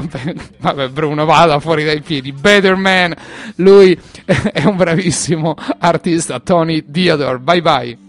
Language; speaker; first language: Italian; native; Italian